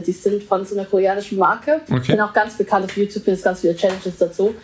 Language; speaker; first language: German; early bilingual, other home language; Vietnamese